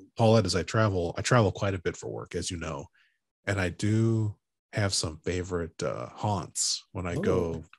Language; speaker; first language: English; native; English